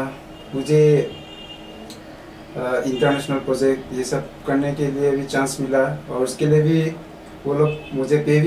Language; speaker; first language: Hindi; non-native, local second language; Assamese